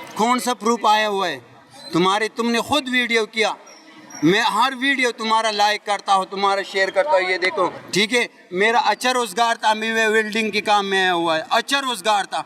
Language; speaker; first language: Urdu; non-native, local second language; Pashto